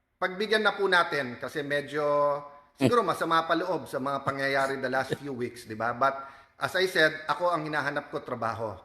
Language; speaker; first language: Filipino; native; Filipino